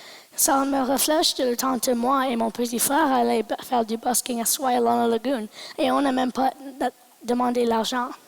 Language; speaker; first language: French; non-native, local second language; English